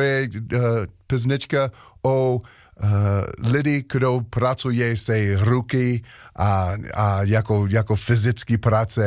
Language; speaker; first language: Czech; non-native, learner; English